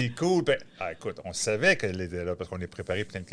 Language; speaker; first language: French; native; French